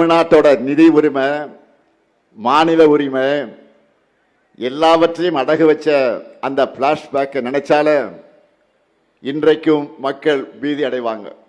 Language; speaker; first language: Tamil; native; Tamil